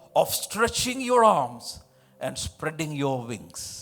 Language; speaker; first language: English; non-native, local second language; Telugu